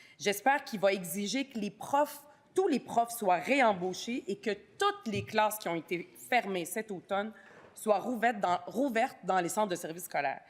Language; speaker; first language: French; early bilingual, other home language; Arabic